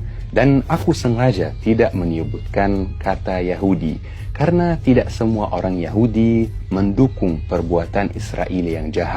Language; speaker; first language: Indonesian; non-native, fluent; Arabic